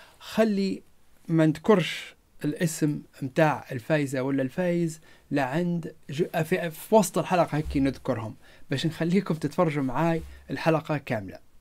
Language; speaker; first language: Arabic; non-native, local second language; Berber languages